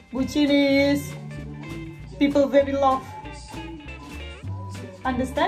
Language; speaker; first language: English; non-native, learner; Indonesian